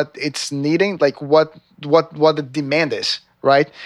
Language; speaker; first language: English; non-native, fluent; Portuguese